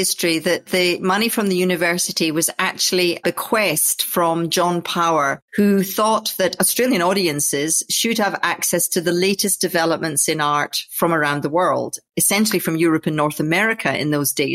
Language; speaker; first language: English; native; English